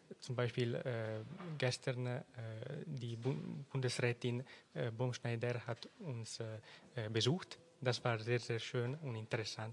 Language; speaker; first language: German; non-native, local second language; Italian